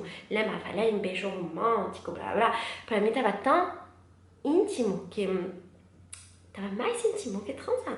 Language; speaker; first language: Portuguese; non-native, learner; French